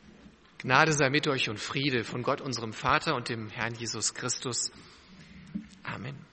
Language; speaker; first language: German; native; German